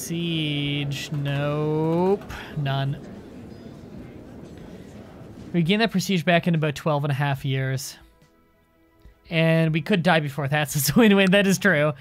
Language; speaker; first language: English; native; English